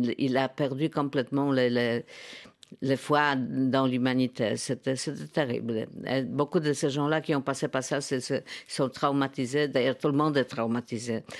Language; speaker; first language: French; non-native, fluent; Polish